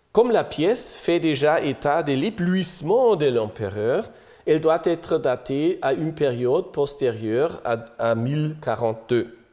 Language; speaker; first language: French; non-native, fluent; German